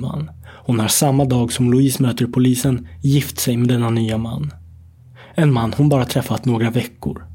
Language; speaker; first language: Swedish; native; Swedish